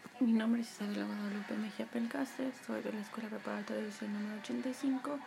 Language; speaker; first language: Spanish; native; Spanish